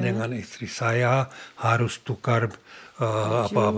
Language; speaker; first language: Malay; non-native, learner; Czech